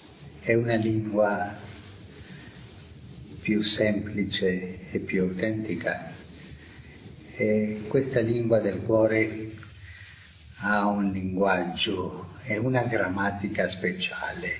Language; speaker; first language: Italian; non-native, fluent; Spanish